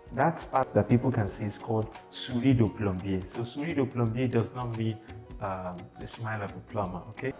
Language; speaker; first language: English; non-native, local second language; Yoruba